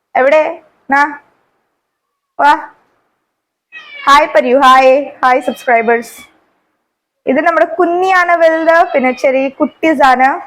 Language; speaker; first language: Malayalam; non-native, learner; Hindi